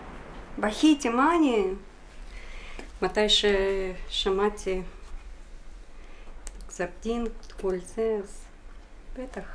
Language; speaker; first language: Hebrew; non-native, fluent; Russian